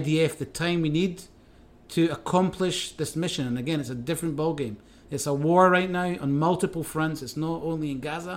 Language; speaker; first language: English; native; English